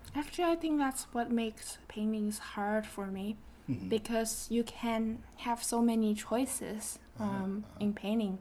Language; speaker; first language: English; non-native, fluent; Chinese